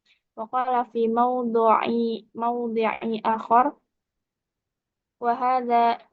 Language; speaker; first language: Arabic; non-native, fluent; Indonesian